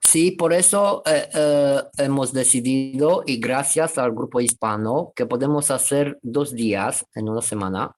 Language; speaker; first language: Spanish; non-native, fluent; Romanian